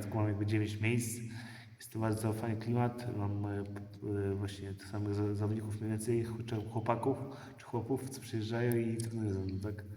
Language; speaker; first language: Polish; early bilingual, heritage; Polish